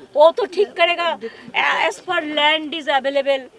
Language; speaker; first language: Hindi; non-native, local second language; Bangla